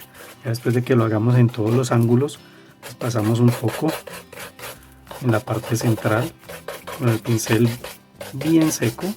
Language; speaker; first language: Spanish; native; Spanish